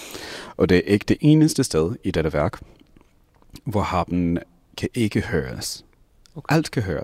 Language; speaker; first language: Danish; non-native, fluent; English